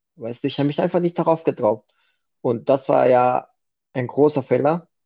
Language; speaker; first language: German; non-native, fluent; Spanish